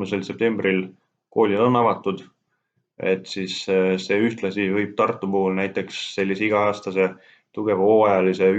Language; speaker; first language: Estonian; native; Estonian